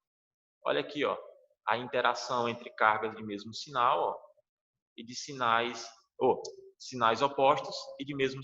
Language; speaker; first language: Portuguese; native; Portuguese